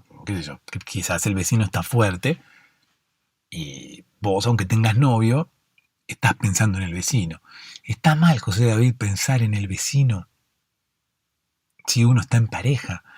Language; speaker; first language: Spanish; native; Spanish